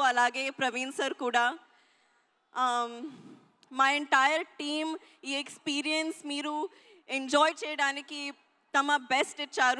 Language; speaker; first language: Telugu; non-native, learner; Hindi